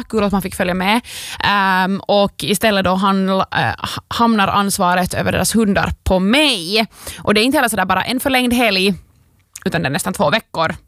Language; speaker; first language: Swedish; native; Swedish